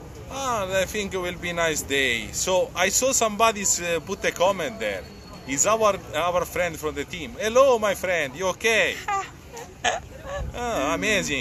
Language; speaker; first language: English; non-native, learner; Italian